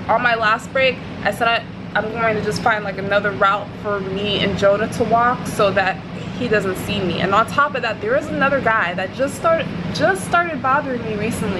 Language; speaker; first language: English; native; English